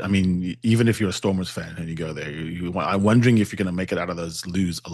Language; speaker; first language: English; native; English